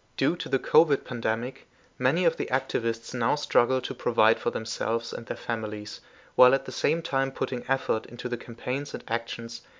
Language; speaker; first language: English; non-native, fluent; German